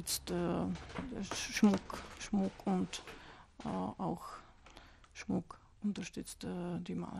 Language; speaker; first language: German; non-native, fluent; Czech